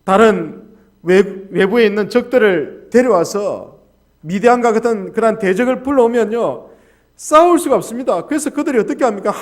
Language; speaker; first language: Korean; native; Korean